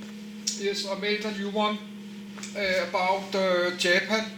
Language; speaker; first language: English; non-native, learner; Danish